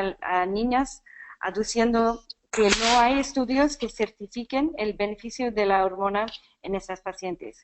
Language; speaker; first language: Spanish; non-native, fluent; English